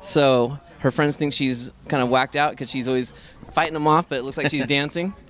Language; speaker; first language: English; native; English